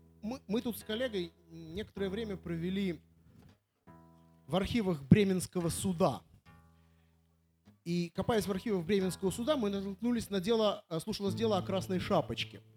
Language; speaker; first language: Russian; native; Russian